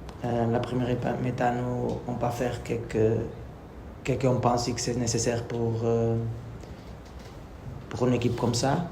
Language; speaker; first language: French; non-native, learner; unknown